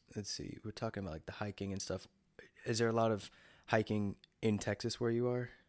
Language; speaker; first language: English; native; English